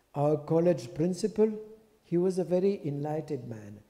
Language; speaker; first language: English; non-native, fluent; French